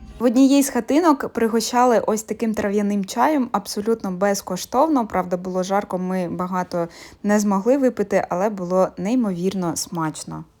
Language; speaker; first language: Ukrainian; non-native, local second language; Russian